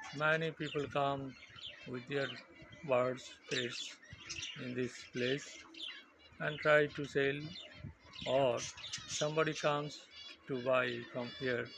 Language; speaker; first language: English; non-native, local second language; Bangla